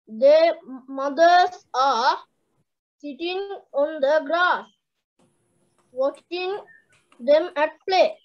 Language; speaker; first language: English; non-native, learner; Sinhala